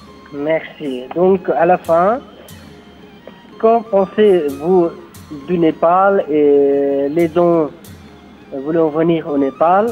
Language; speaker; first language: French; non-native, learner; Nepali